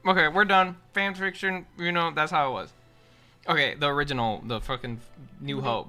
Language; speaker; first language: English; native; English